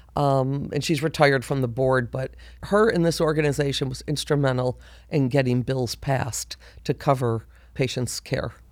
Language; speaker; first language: English; native; English